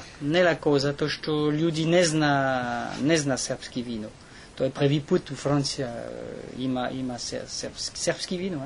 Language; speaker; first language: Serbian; non-native, learner; French